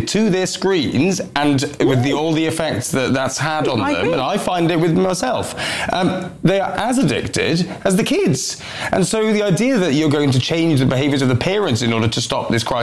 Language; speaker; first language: English; native; English